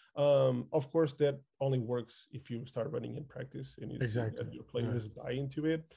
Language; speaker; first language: English; non-native, fluent; Portuguese